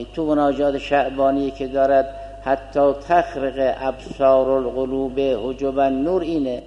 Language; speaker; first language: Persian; native; Persian